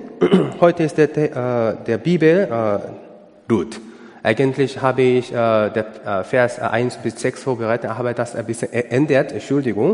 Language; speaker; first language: German; non-native, learner; Korean